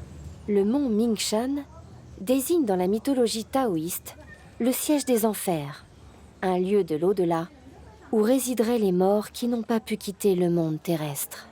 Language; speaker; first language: French; native; French